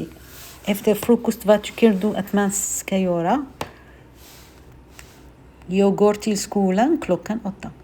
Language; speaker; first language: Swedish; non-native, fluent; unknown